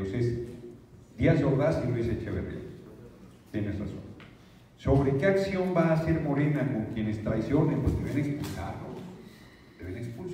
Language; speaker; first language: Spanish; native; Spanish